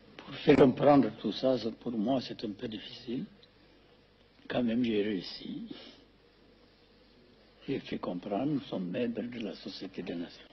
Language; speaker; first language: French; non-native, fluent; Amharic